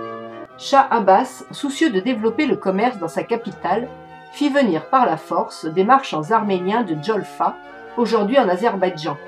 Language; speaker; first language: French; native; French